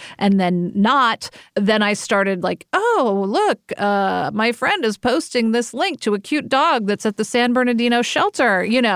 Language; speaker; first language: English; native; English